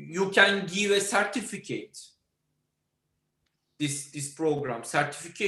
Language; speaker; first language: English; non-native, learner; Turkish